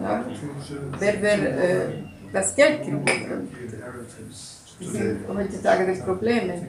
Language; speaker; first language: German; non-native, learner; Russian